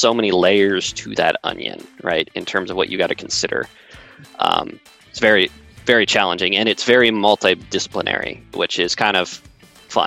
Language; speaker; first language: English; native; English